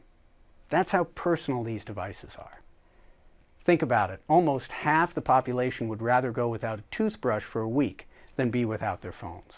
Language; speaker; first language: English; native; English